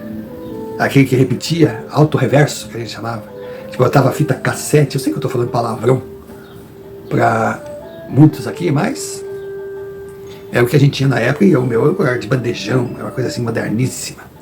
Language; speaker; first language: Portuguese; native; Portuguese